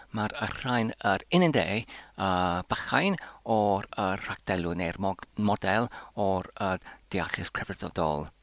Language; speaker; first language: Welsh; non-native, learner; Polish